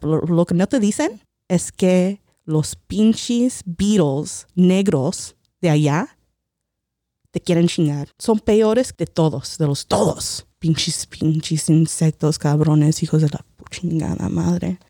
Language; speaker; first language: Spanish; early bilingual, heritage; Spanish